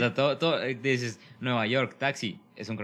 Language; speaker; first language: Spanish; native; Spanish